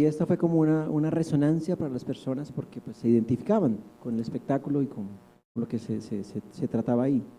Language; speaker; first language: Spanish; native; Spanish